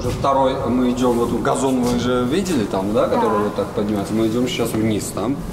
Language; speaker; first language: Russian; non-native, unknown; Georgian